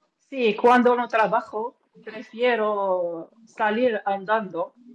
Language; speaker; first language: Spanish; non-native, learner; Arabic